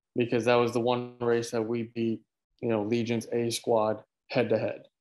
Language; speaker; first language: English; native; English